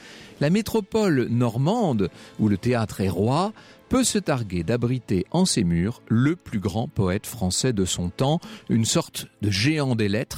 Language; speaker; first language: French; native; French